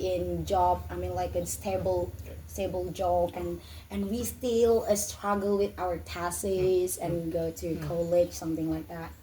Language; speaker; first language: English; non-native, learner; Indonesian